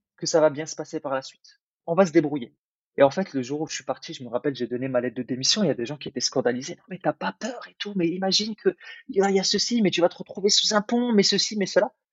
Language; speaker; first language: French; early bilingual, other home language; Arabic